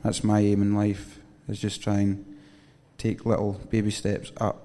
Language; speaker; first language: English; native; English